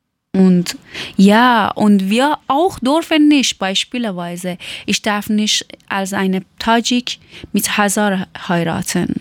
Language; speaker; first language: German; non-native, learner; Persian